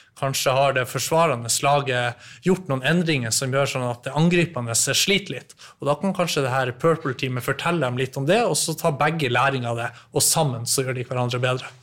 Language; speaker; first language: Norwegian; native; Norwegian